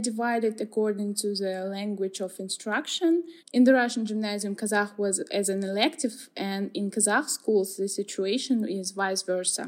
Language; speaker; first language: English; non-native, fluent; Kazakh